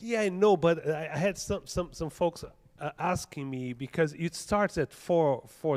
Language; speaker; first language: English; non-native, fluent; Portuguese